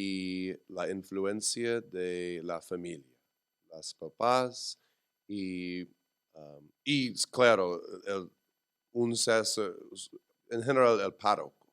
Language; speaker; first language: Spanish; non-native, learner; English